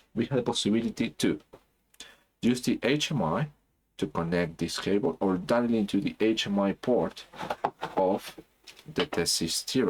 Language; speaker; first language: English; non-native, fluent; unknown